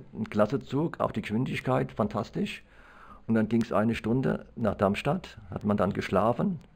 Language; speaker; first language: German; native; German